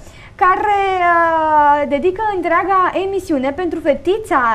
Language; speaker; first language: Romanian; native; Romanian